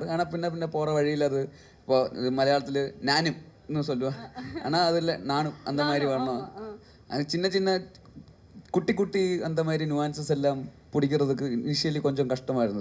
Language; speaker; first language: Tamil; non-native, learner; Malayalam